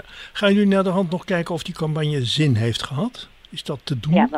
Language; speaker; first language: Dutch; native; Dutch